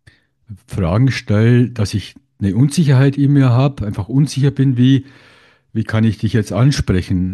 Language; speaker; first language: German; native; German